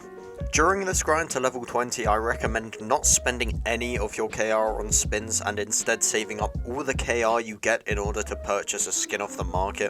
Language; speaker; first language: English; native; English